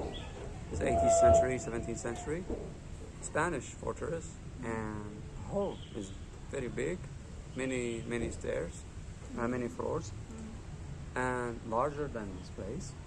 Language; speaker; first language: English; non-native, learner; Arabic